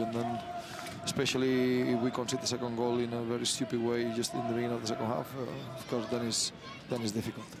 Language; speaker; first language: English; non-native, learner; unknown